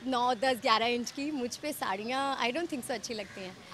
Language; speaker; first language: Hindi; native; Hindi